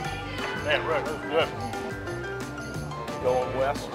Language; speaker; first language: English; native; English